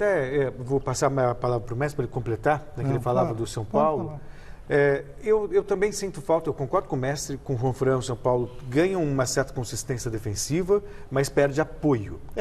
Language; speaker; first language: Portuguese; native; Portuguese